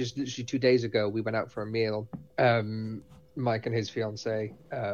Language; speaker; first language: English; native; English